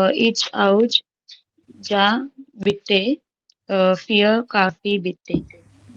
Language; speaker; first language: German; non-native, learner; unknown